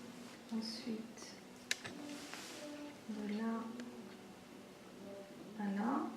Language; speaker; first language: French; native; French